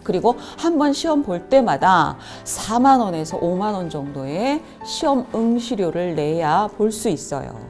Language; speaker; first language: Korean; native; Korean